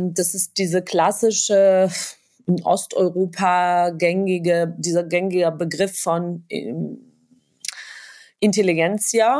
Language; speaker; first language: German; non-native, fluent; Georgian